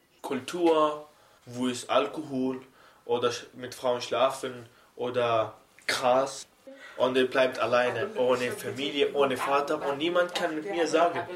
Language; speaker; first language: German; non-native, learner; Arabic